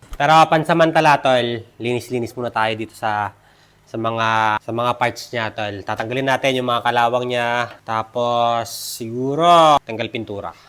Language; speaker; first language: Filipino; non-native, local second language; Iloko